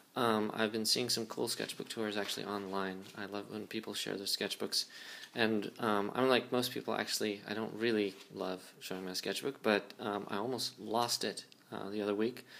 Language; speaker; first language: English; native; English